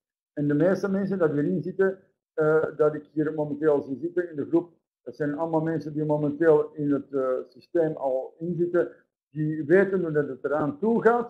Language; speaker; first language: Dutch; native; Dutch